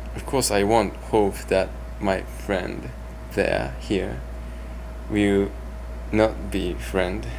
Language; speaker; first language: English; non-native, learner; Japanese